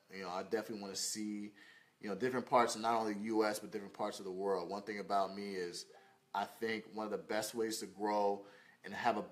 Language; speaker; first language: English; native; English